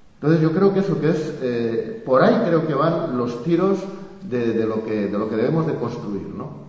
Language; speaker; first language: Spanish; native; Spanish